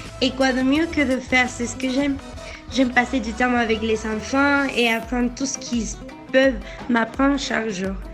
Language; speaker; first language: French; non-native, learner; Spanish